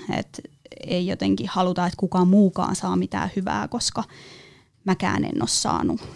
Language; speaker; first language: Finnish; native; Finnish